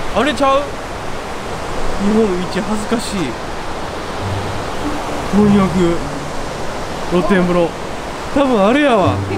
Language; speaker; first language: Japanese; native; Japanese